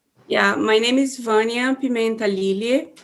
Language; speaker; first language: English; non-native, learner; Portuguese